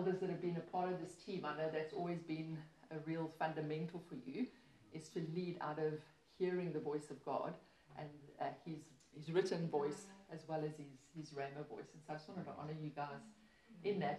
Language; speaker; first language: English; native; English